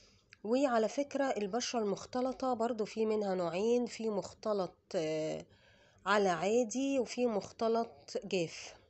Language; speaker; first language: Arabic; native; Arabic